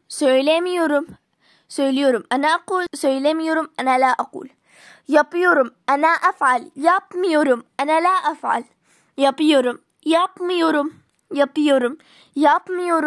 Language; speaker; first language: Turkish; non-native, fluent; Arabic